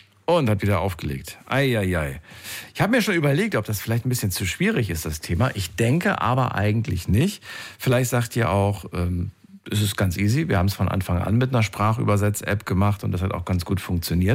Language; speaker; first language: German; native; German